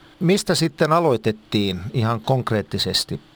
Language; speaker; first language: Finnish; native; Finnish